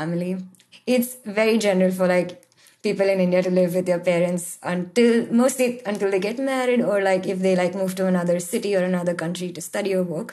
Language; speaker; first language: English; non-native, local second language; Marathi